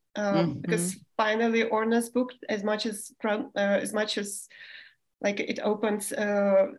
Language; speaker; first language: English; non-native, fluent; Russian